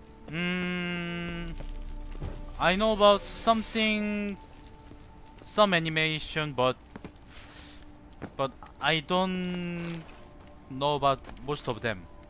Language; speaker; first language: English; non-native, learner; Korean